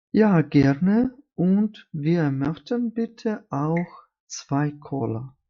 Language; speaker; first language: German; non-native, fluent; Ukrainian